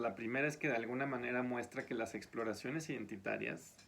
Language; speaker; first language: Spanish; native; Spanish